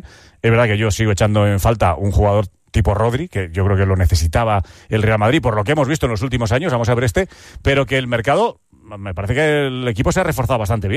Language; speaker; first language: Spanish; native; Spanish